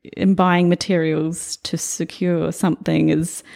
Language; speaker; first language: English; native; English